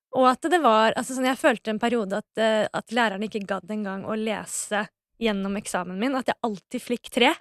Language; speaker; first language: Norwegian; native; Norwegian